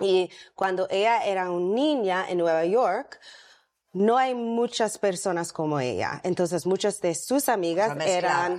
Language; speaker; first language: Spanish; non-native, learner; English